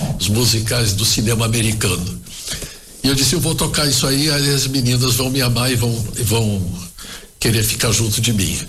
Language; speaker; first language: Portuguese; early bilingual, other home language; German